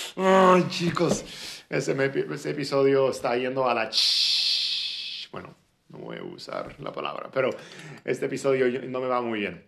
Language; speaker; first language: Spanish; non-native, fluent; English